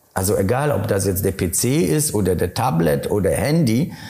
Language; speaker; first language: German; non-native, fluent; Polish